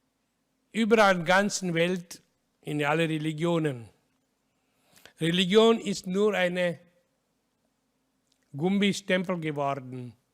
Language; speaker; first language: German; non-native, learner; Hindi